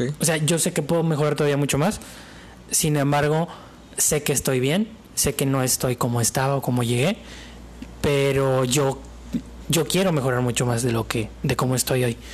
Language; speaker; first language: Spanish; native; Spanish